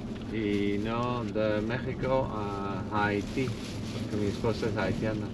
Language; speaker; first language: Spanish; non-native, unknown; Dutch